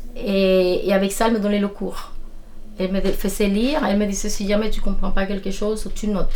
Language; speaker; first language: French; non-native, fluent; Spanish